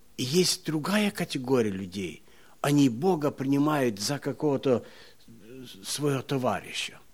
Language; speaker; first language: Russian; non-native, local second language; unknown